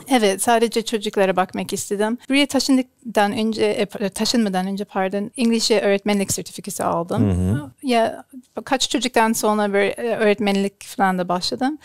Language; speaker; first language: Turkish; non-native, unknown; English